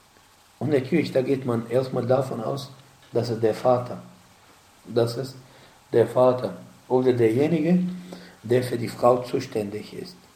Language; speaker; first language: German; non-native, fluent; Arabic